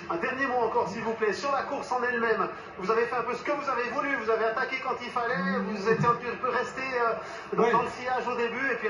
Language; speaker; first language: French; native; French